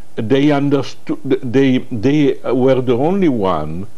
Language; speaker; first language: English; non-native, fluent; Italian